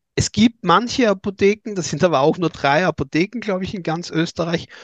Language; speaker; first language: German; native; German